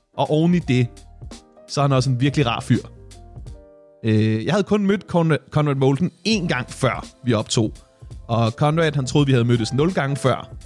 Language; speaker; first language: Danish; native; Danish